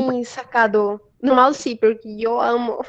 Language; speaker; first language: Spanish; non-native, learner; Portuguese